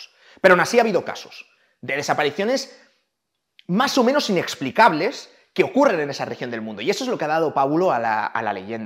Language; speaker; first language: Spanish; native; Spanish